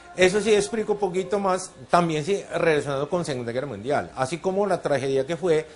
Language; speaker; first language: Spanish; non-native, fluent; Japanese